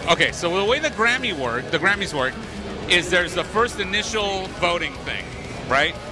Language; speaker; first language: English; early bilingual, other home language; Spanish